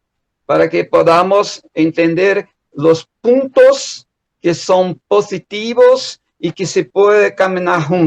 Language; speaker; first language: Spanish; non-native, fluent; Portuguese